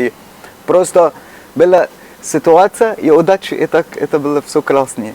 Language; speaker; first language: Russian; non-native, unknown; Arabic